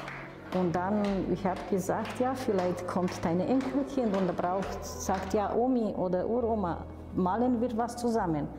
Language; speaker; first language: German; non-native, fluent; Romanian